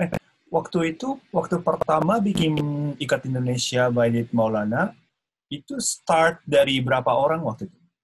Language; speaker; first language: Indonesian; non-native, fluent; Japanese